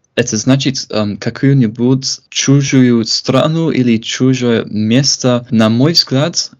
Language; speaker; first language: Russian; non-native, fluent; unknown